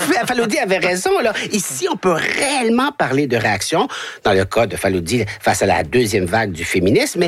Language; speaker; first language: French; native; French